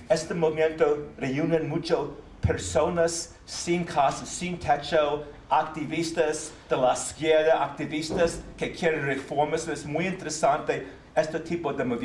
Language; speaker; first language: Spanish; non-native, fluent; English